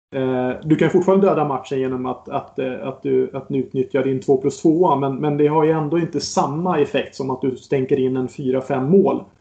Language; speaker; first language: Swedish; native; Swedish